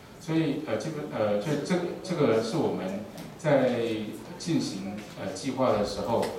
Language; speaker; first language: Chinese; native; Chinese